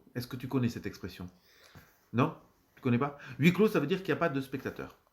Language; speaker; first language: French; native; French